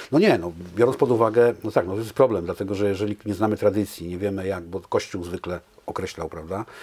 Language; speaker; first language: Polish; native; Polish